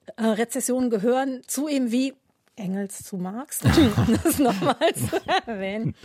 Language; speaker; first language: German; native; German